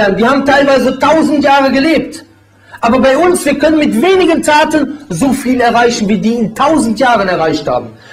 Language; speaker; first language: German; early bilingual, other home language; Bosnian